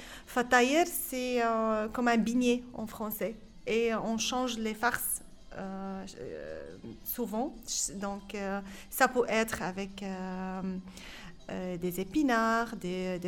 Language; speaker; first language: French; non-native, fluent; Arabic